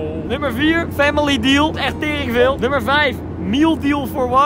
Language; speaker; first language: Dutch; native; Dutch